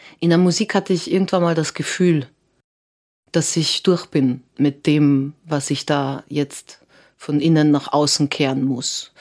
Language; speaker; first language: German; early bilingual, other home language; Serbian